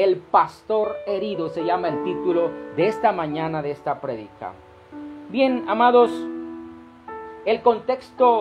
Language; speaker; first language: Spanish; non-native, local second language; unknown